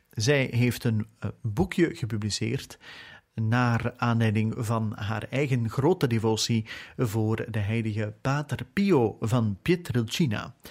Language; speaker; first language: Dutch; native; Dutch